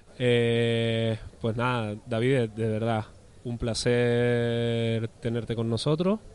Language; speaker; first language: Spanish; native; Spanish